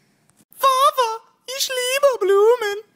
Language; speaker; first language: German; non-native, learner; English